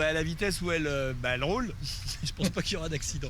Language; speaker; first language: French; native; French